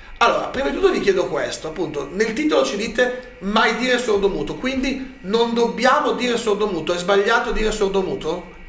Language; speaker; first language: Italian; native; Italian